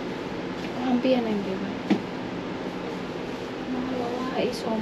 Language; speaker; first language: Finnish; non-native, learner; Indonesian